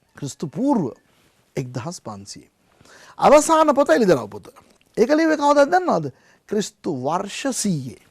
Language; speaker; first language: Sinhala; non-native, local second language; Tamil